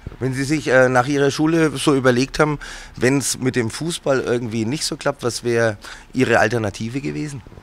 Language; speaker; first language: German; native; German